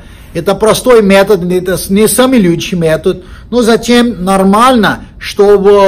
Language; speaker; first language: Russian; non-native, learner; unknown